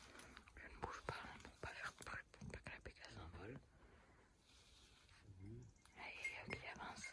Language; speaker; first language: French; native; French